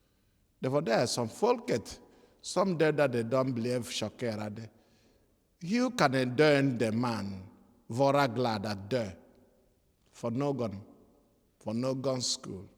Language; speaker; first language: Swedish; non-native, fluent; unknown